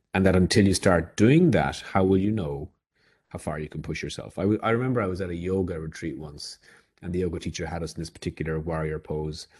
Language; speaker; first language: English; native; English